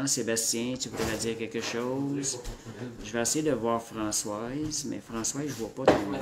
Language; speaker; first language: French; native; French